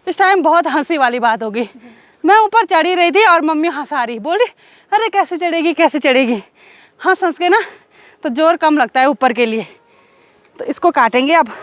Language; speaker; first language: Hindi; non-native, local second language; Garhwali